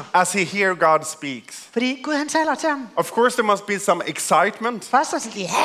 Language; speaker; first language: English; non-native, fluent; Swedish